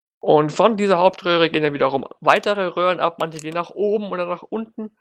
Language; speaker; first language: German; native; German